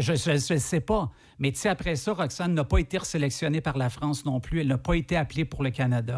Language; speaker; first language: French; native; French